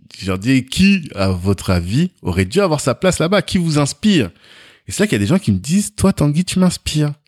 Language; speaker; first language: French; native; French